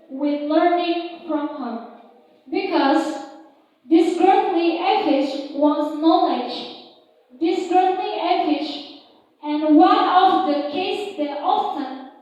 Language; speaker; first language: English; non-native, learner; Indonesian